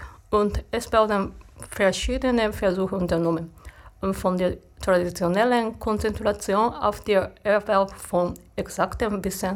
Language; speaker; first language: German; non-native, fluent; Japanese